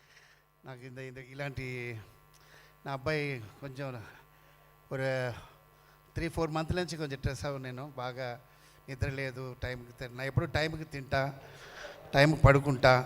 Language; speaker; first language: Telugu; non-native, learner; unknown